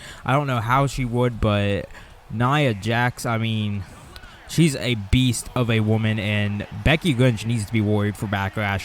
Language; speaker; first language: English; native; English